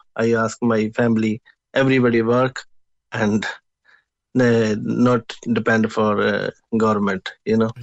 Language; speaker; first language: English; non-native, local second language; Punjabi